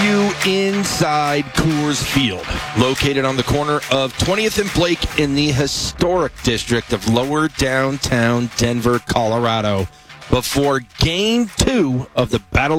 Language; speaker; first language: English; native; English